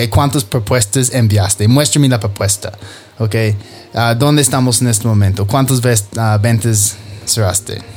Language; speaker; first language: Spanish; non-native, fluent; English